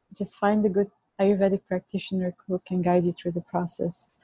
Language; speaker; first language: English; non-native, fluent; Bulgarian